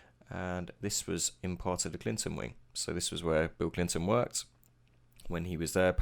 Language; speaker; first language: English; native; English